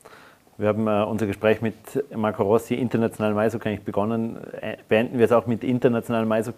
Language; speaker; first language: German; native; German